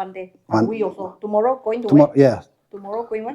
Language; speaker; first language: English; non-native, local second language; Chinese